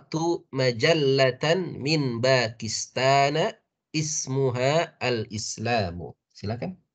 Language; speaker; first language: Arabic; non-native, fluent; Indonesian